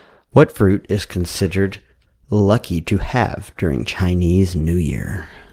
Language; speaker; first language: English; native; English